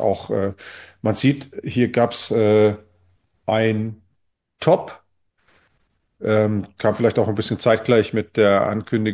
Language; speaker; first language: German; native; German